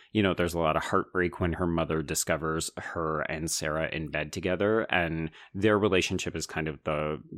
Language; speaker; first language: English; native; English